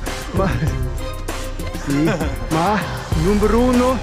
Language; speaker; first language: Italian; non-native, learner; Swedish